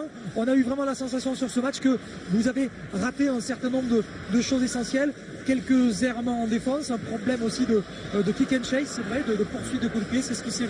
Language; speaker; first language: French; native; French